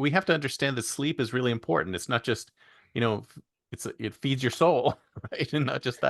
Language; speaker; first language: English; native; English